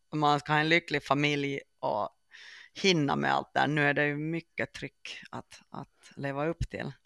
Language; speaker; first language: Swedish; native; Swedish